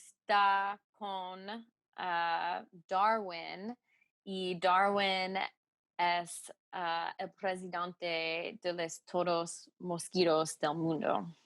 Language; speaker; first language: Spanish; non-native, learner; English